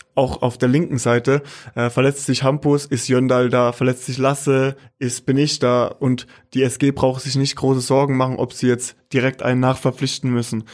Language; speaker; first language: German; native; German